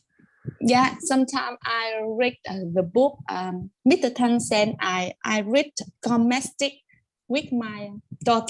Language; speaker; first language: English; non-native, learner; Vietnamese